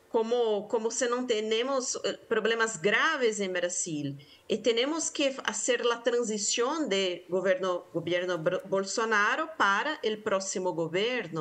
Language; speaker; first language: Spanish; non-native, fluent; Portuguese